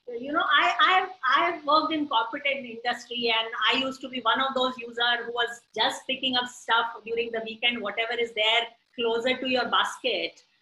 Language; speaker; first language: English; non-native, local second language; Hindi